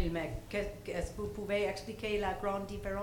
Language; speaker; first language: French; non-native, local second language; English